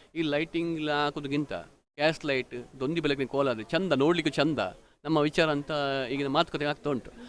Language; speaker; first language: Kannada; non-native, local second language; Tulu